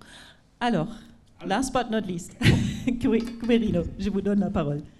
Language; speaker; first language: French; non-native, fluent; German